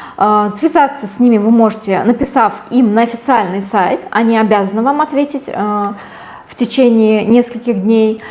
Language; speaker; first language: Russian; native; Russian